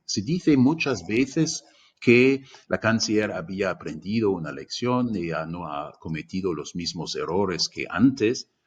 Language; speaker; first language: Spanish; non-native, fluent; German